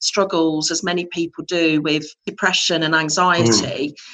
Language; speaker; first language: English; native; English